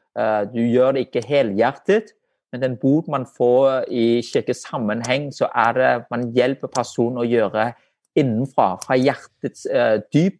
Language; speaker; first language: Norwegian; non-native, fluent; Vietnamese